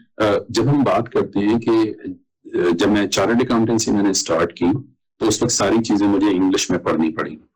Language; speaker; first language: Urdu; native; Urdu